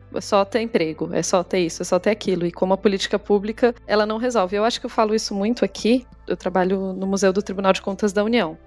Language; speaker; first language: Portuguese; native; Portuguese